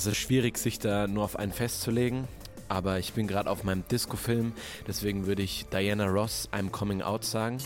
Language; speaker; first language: German; native; German